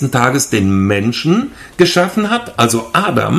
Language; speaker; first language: German; native; German